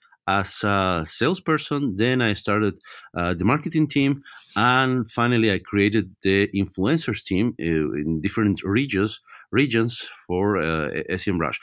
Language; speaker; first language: English; non-native, fluent; Spanish